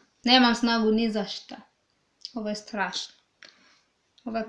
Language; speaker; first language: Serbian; non-native, learner; English